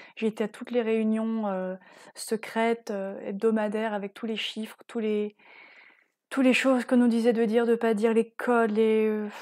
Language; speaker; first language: French; native; French